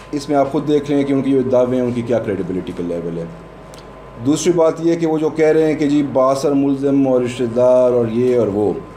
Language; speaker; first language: Urdu; non-native, local second language; Pashto